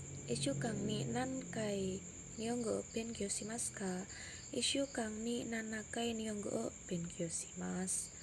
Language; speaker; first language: Japanese; non-native, learner; Indonesian